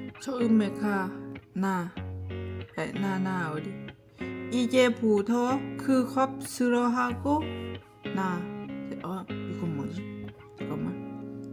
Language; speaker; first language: Korean; non-native, learner; Lao